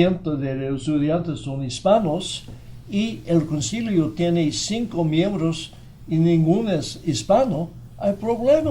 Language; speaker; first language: Spanish; non-native, fluent; English